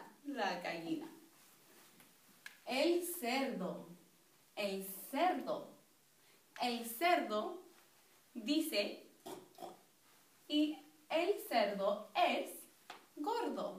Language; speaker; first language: Spanish; non-native, fluent; English